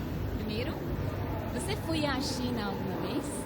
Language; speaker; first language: Portuguese; non-native, learner; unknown